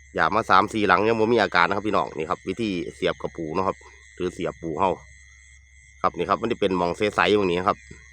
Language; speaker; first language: Thai; native; Thai